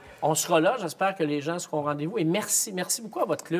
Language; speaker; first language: French; native; French